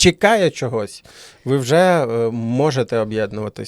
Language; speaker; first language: Ukrainian; native; Ukrainian